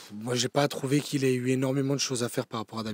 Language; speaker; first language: French; native; French